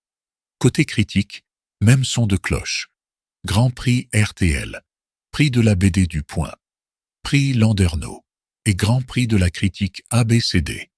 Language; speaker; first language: French; native; French